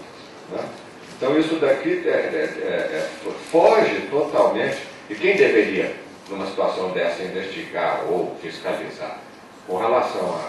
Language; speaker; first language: Portuguese; native; Portuguese